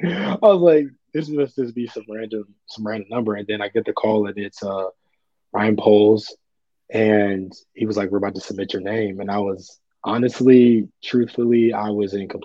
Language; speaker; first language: English; native; English